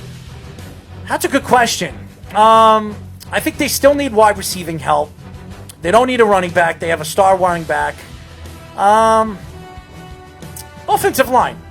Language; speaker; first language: English; native; English